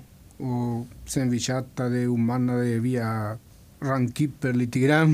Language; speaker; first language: Swedish; non-native, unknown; Spanish